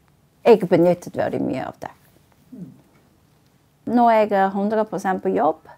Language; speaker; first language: Norwegian; non-native, fluent; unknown